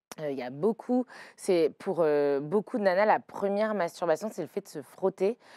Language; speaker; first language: French; native; French